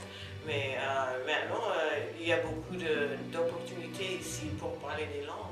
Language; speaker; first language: French; non-native, fluent; English